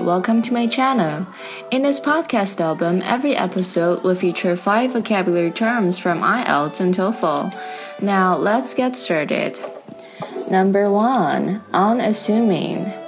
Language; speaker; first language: English; non-native, fluent; Chinese